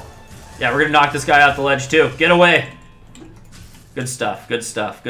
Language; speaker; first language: English; native; English